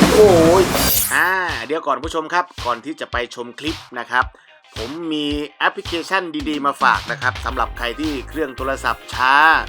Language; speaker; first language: Thai; native; Thai